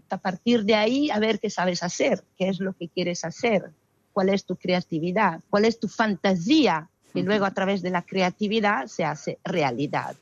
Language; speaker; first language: Spanish; non-native, fluent; Italian